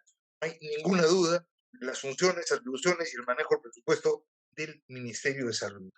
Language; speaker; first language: Spanish; native; Spanish